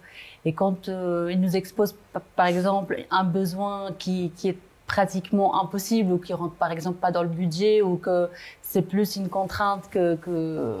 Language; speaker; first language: French; non-native, local second language; Arabic